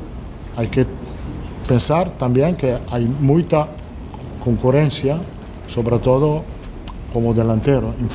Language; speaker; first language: Portuguese; non-native, learner; Italian